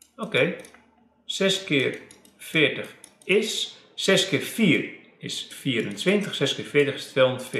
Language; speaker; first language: Dutch; native; Dutch